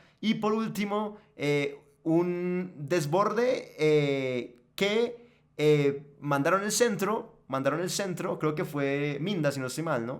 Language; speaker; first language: Spanish; native; Spanish